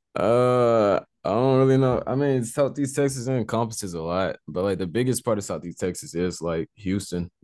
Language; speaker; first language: English; native; English